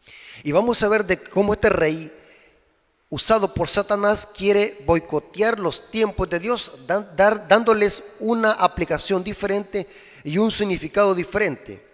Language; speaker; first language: Spanish; native; Spanish